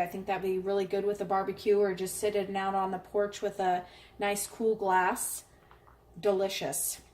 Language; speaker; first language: English; native; English